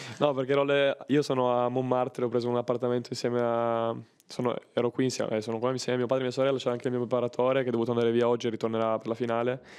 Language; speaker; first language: Italian; native; Italian